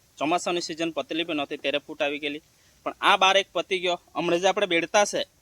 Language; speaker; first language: Gujarati; native; Gujarati